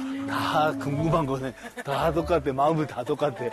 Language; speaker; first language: Korean; early bilingual, heritage; Korean